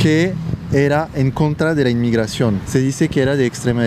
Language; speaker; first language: Spanish; non-native, fluent; French